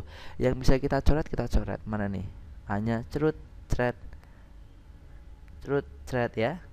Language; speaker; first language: Indonesian; native; Indonesian